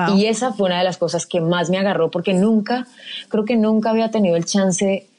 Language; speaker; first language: Spanish; native; Spanish